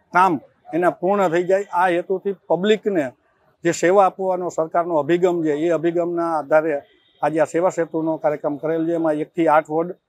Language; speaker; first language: Gujarati; native; Gujarati